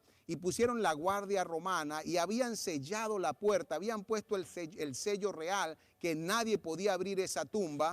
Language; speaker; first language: Spanish; native; Spanish